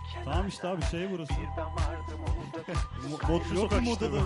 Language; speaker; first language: Turkish; native; Turkish